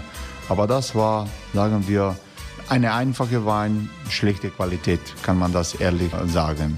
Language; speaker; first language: German; non-native, learner; Croatian